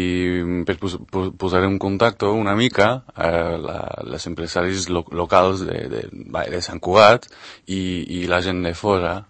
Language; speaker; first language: Catalan; non-native, fluent; Spanish